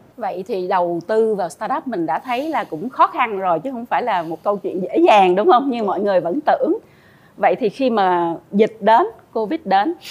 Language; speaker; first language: Vietnamese; native; Vietnamese